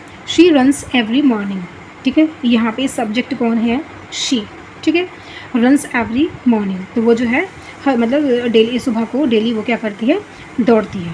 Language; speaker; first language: Hindi; native; Hindi